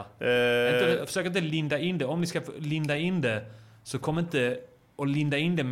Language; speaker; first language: Swedish; native; Swedish